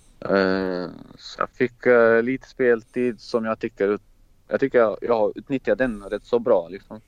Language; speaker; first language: Swedish; non-native, fluent; Croatian